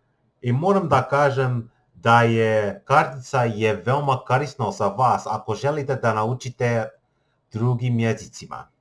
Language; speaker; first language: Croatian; non-native, learner; English